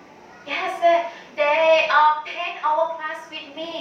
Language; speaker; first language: English; non-native, learner; Thai